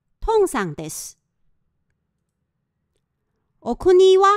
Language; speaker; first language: Japanese; non-native, fluent; Chinese